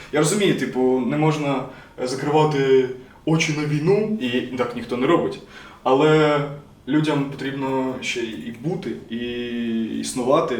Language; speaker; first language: Ukrainian; non-native, local second language; Russian